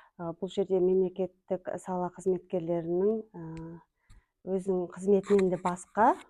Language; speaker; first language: Kazakh; native; Kazakh